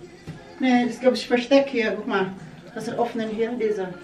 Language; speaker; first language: German; non-native, learner; Filipino